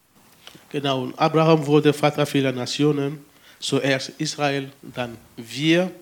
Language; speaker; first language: German; non-native, fluent; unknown